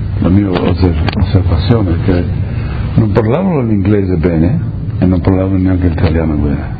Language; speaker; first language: Italian; early bilingual, heritage; Italian